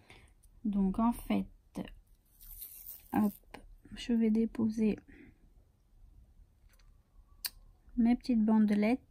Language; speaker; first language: French; native; French